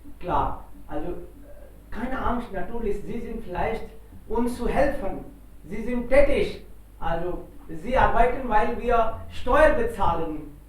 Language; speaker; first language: German; non-native, fluent; Hindi